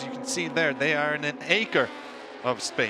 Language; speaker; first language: English; native; English